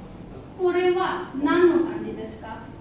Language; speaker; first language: Japanese; non-native, fluent; Bangla